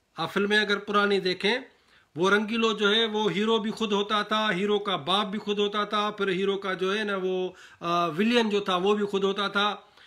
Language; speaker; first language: Urdu; non-native, local second language; Sindhi